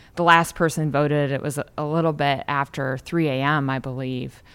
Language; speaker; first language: English; native; English